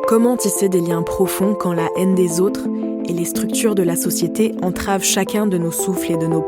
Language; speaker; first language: French; native; French